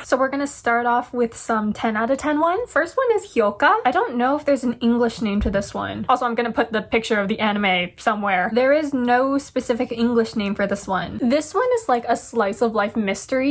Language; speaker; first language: English; native; English